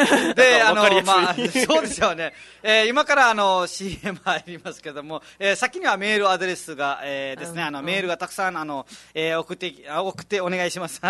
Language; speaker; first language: Japanese; non-native, fluent; Nepali